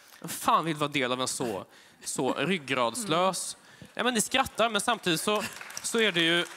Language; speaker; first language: Swedish; early bilingual, other home language; Polish